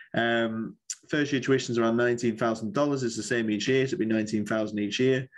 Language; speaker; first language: English; native; English